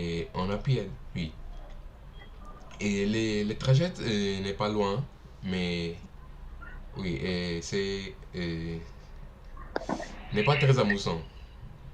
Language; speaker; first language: French; non-native, learner; Portuguese